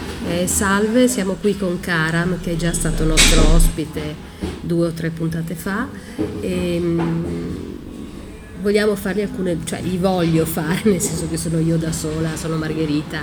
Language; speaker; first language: Italian; native; Italian